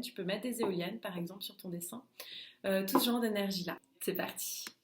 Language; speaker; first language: French; native; French